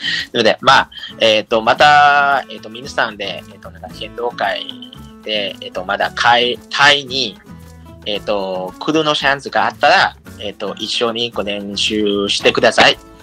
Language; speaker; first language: Japanese; non-native, learner; Thai